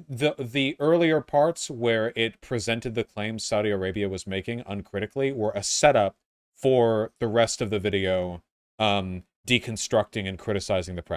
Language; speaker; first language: English; native; English